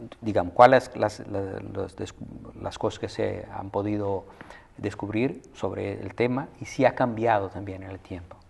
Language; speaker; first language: Spanish; non-native, fluent; Portuguese